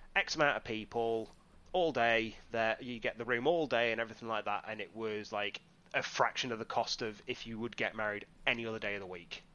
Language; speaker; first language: English; native; English